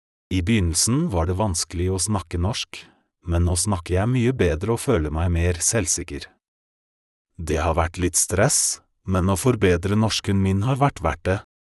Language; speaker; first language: Norwegian; non-native, fluent; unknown